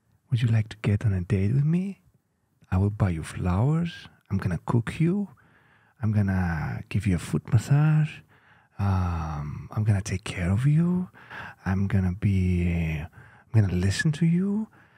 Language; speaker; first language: English; non-native, fluent; Greek